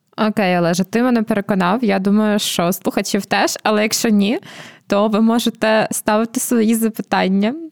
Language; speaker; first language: Ukrainian; native; Ukrainian